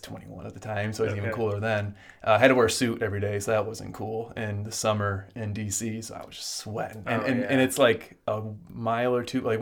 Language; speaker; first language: English; native; English